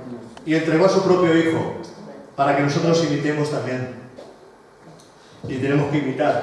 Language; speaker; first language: Spanish; native; Spanish